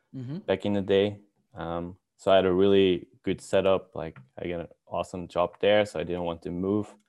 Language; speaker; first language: English; non-native, fluent; Dutch